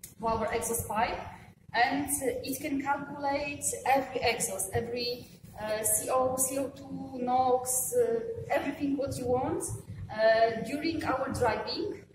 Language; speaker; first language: English; non-native, fluent; Polish